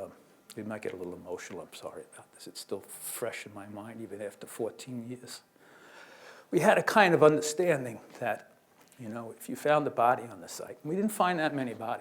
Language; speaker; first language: English; native; English